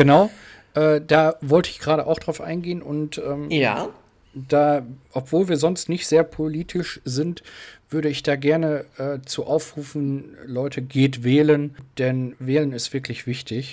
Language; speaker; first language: German; native; German